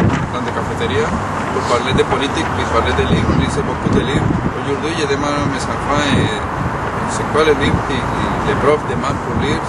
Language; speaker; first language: French; non-native, learner; Spanish